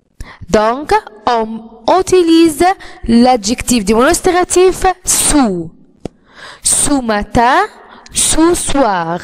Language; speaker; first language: French; non-native, fluent; Arabic